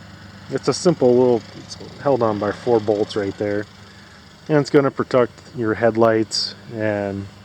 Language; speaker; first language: English; native; English